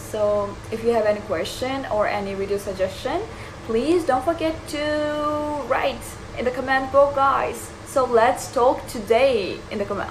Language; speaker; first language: English; non-native, fluent; Urdu